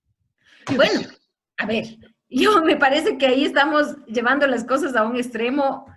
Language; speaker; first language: Spanish; native; Spanish